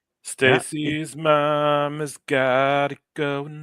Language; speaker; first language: English; native; English